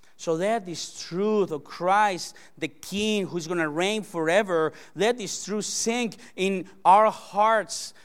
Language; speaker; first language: English; non-native, fluent; Spanish